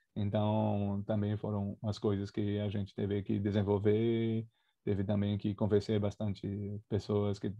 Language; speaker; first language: Portuguese; non-native, fluent; Spanish